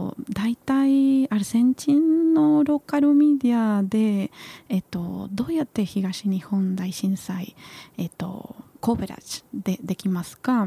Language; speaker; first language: Japanese; non-native, learner; Spanish